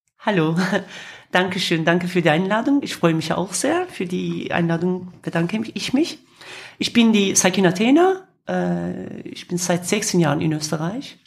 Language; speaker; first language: German; non-native, fluent; Kurdish